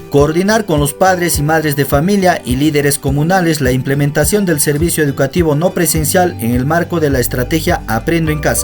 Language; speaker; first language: Spanish; native; Spanish